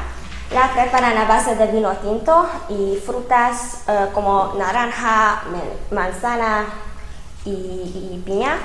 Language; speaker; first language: Spanish; non-native, fluent; Hungarian